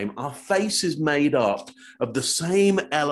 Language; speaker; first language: English; native; English